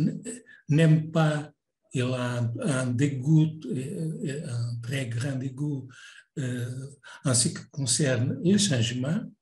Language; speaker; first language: French; non-native, fluent; Portuguese